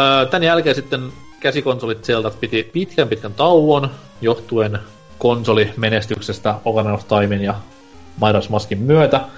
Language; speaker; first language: Finnish; native; Finnish